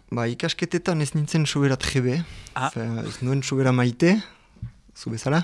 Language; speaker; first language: Basque; non-native, local second language; French